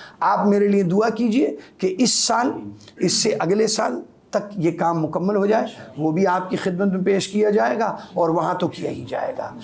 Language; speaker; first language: Urdu; native; Urdu